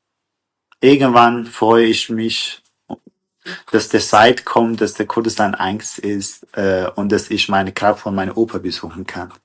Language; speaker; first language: German; non-native, fluent; Kurdish